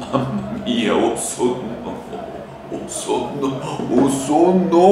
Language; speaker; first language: Italian; non-native, fluent; Japanese